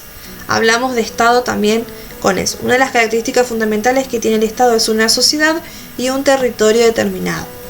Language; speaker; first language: Spanish; native; Spanish